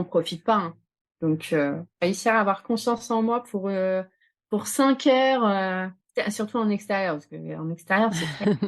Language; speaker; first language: French; native; French